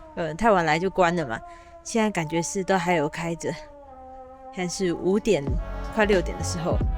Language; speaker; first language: Chinese; native; Chinese